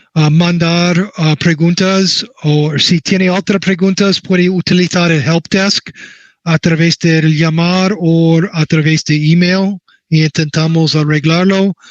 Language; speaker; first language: Spanish; non-native, learner; English